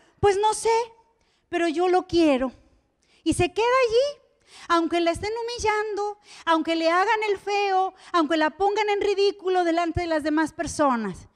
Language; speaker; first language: Spanish; native; Spanish